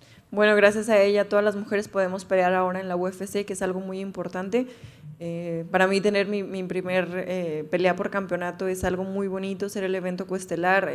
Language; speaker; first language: Spanish; native; Spanish